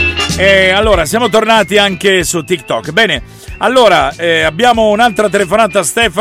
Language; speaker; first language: Italian; native; Italian